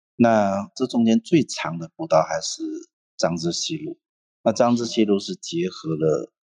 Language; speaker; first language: Chinese; non-native, local second language; Hakka Chinese